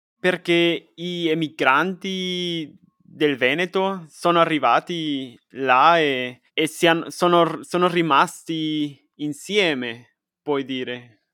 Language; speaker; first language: Italian; non-native, fluent; Spanish